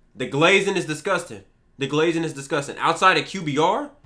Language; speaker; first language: English; native; English